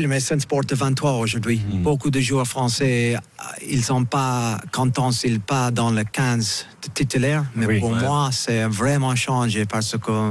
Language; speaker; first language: French; non-native, fluent; English